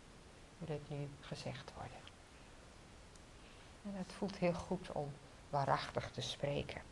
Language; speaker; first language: Dutch; native; Dutch